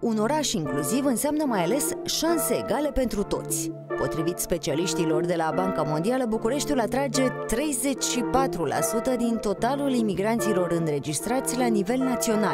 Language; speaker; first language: Romanian; native; Romanian